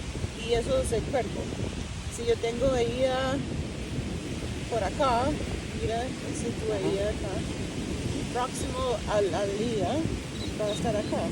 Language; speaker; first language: Spanish; early bilingual, heritage; Spanish